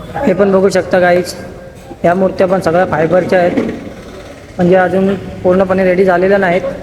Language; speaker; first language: Marathi; non-native, local second language; Kannada